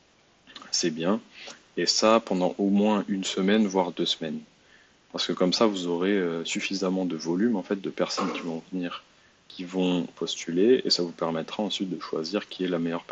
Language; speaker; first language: French; native; French